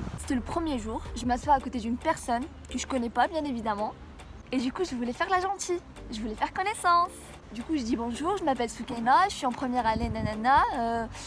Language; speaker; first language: French; non-native, local second language; Arabic